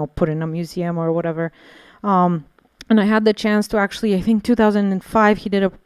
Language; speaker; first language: English; non-native, fluent; Bulgarian